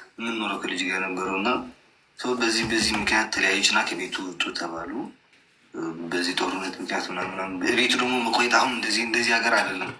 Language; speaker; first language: Amharic; non-native, local second language; Tigrinya